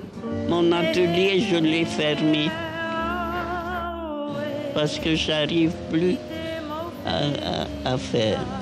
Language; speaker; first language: French; non-native, local second language; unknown